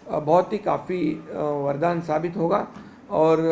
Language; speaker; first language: Hindi; non-native, local second language; Marathi